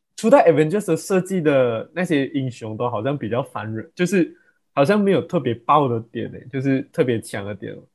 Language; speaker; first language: Chinese; native; Chinese